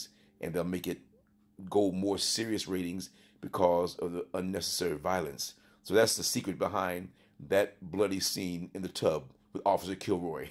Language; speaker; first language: English; native; English